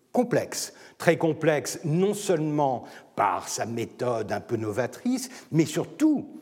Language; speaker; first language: French; non-native, fluent; Turkish